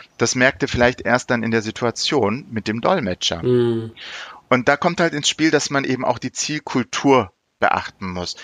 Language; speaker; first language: German; early bilingual, other home language; Turkish